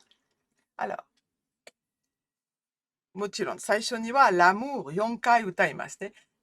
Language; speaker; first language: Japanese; non-native, fluent; French